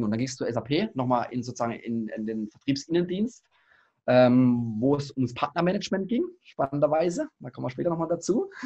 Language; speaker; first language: German; native; German